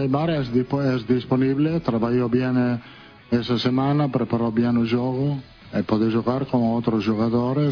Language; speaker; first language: Portuguese; non-native, fluent; Italian